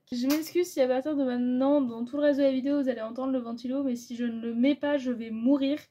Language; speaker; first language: French; native; French